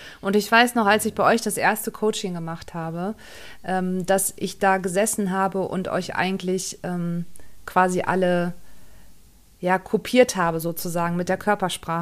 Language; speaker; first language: German; native; German